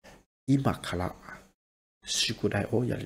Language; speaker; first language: Japanese; non-native, fluent; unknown